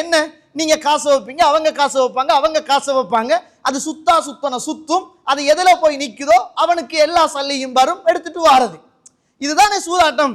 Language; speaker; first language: Tamil; native; Tamil